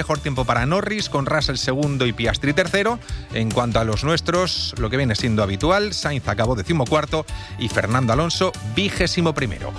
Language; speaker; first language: Spanish; native; Spanish